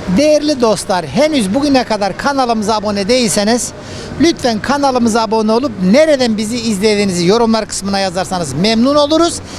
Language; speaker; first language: Turkish; native; Turkish